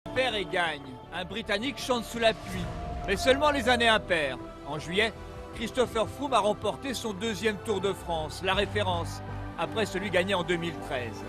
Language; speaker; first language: French; native; French